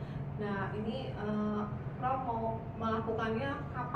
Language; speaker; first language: Malay; native; Malay